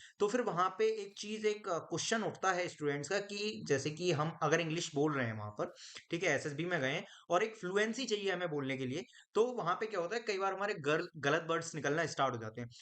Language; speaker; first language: Hindi; native; Hindi